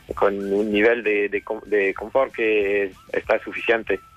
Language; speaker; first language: Spanish; non-native, learner; French